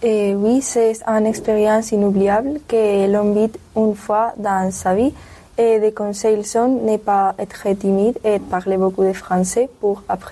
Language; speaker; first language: French; non-native, learner; Spanish